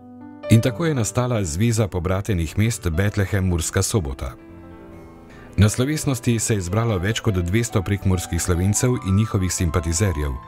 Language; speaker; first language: Slovenian; native; Slovenian